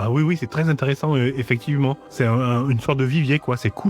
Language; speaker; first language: French; native; French